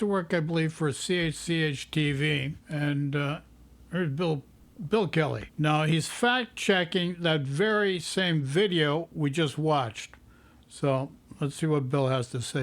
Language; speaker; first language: English; native; English